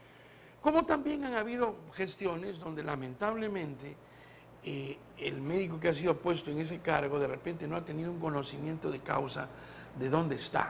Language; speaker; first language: Spanish; native; Spanish